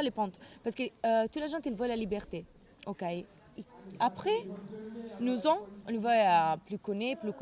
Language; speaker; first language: French; non-native, learner; Italian